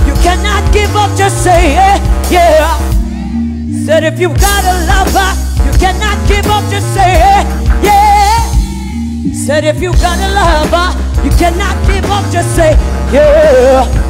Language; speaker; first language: English; native; English